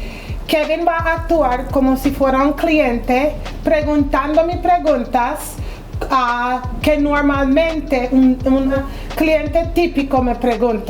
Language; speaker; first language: Spanish; non-native, fluent; English